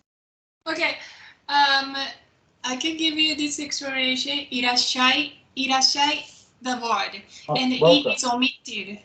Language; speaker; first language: English; non-native, fluent; Japanese